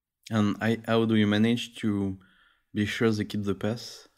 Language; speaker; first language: English; non-native, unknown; French